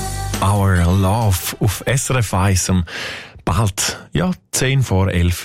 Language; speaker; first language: German; native; German